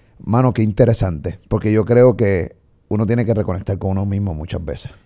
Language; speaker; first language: Spanish; native; Spanish